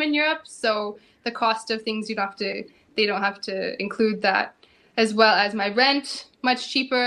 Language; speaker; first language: English; native; English